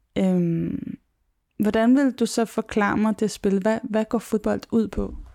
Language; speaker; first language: Danish; native; Danish